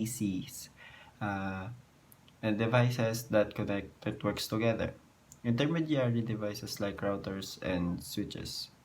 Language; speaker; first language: English; non-native, local second language; Filipino